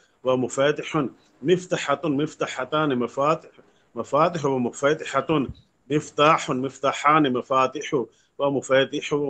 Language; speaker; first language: Arabic; non-native, learner; Urdu